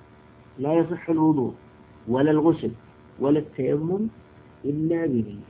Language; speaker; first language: Arabic; native; Arabic